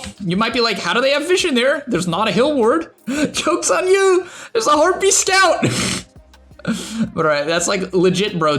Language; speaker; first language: English; native; English